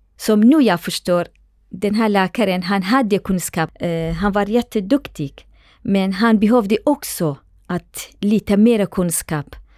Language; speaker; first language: Swedish; non-native, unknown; Central Kurdish